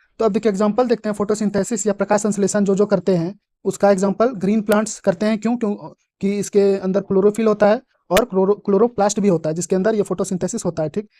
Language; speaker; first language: Hindi; native; Hindi